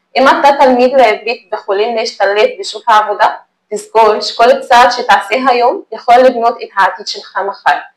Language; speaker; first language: Hebrew; non-native, fluent; Arabic